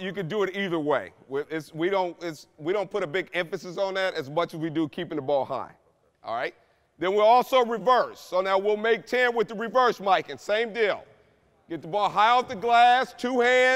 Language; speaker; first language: English; native; English